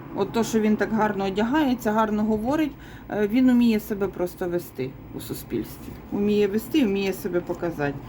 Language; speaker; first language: Ukrainian; non-native, local second language; Russian